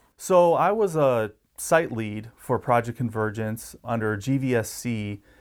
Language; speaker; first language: English; native; English